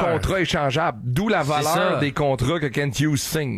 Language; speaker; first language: French; native; French